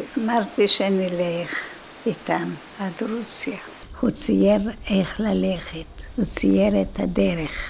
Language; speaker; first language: Hebrew; non-native, fluent; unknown